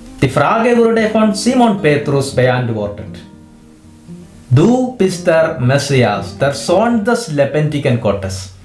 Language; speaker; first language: German; non-native, fluent; Malayalam